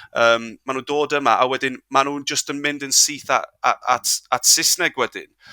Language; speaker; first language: Welsh; non-native, local second language; English